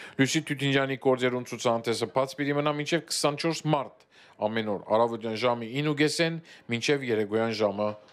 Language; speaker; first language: Armenian; early bilingual, heritage; Armenian